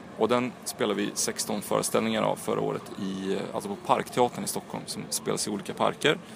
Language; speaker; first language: Swedish; early bilingual, other home language; Croatian